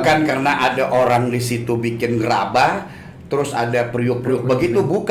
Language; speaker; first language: Indonesian; native; Indonesian